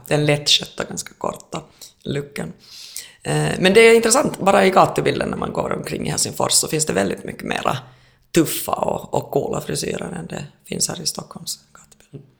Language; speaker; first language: Swedish; native; Swedish